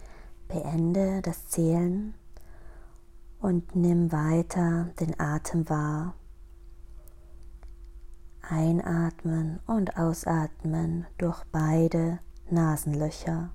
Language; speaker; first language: German; native; German